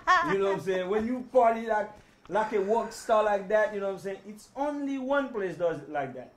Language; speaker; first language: English; non-native, fluent; Haitian Creole